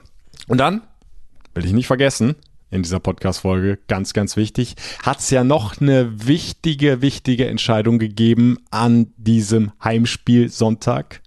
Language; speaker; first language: German; native; German